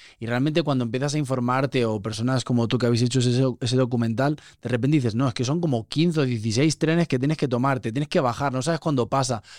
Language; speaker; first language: Spanish; native; Spanish